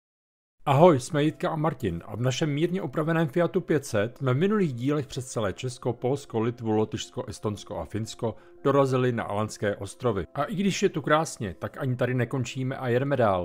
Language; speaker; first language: Czech; native; Czech